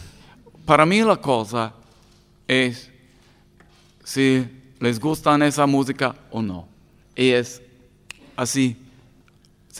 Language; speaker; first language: Spanish; non-native, learner; English